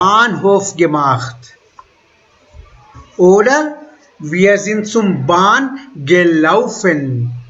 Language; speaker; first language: German; non-native, fluent; Hindi